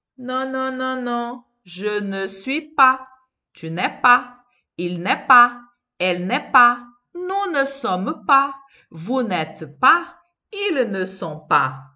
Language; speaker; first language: French; non-native, fluent; Portuguese